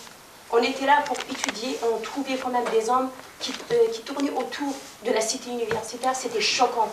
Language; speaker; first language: French; non-native, local second language; Kabyle